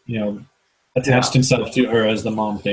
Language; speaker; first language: English; native; English